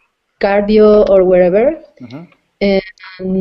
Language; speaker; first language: English; non-native, fluent; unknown